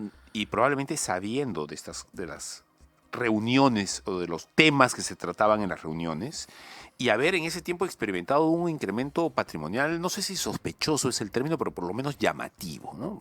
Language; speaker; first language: Spanish; native; Spanish